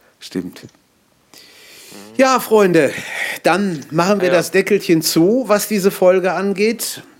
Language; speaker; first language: German; native; German